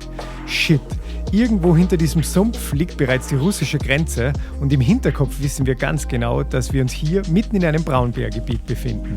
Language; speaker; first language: German; native; German